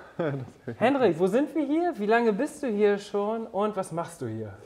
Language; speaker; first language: German; native; German